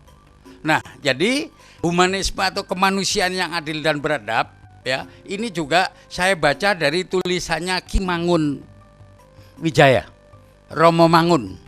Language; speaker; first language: Indonesian; native; Indonesian